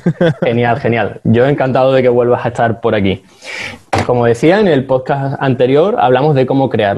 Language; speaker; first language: Spanish; native; Spanish